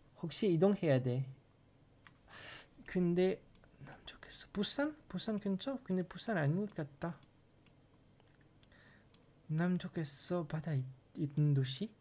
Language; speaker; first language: Korean; non-native, learner; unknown